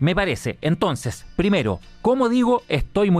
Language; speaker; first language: Spanish; native; Spanish